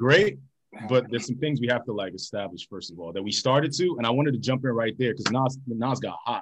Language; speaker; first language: English; non-native, local second language; Yoruba